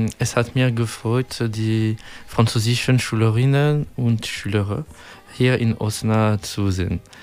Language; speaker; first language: German; non-native, fluent; French